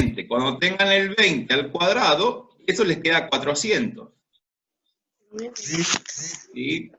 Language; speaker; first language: Spanish; native; Spanish